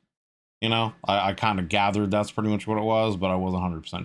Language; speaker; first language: English; native; English